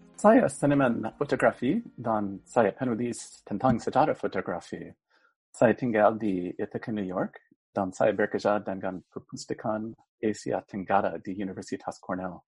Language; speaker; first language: Indonesian; non-native, fluent; English